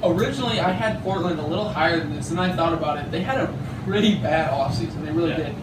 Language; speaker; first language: English; native; English